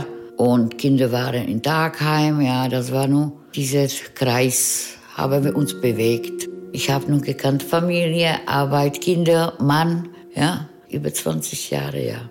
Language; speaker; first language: German; non-native, fluent; Czech